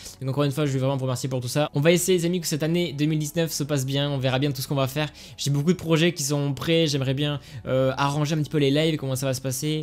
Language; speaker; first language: French; native; French